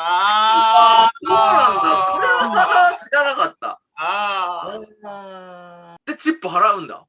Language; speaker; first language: Japanese; native; Japanese